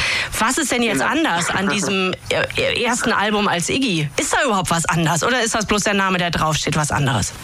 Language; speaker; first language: German; native; German